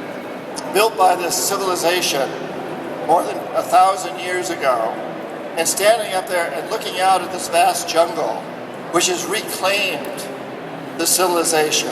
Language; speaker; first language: English; native; English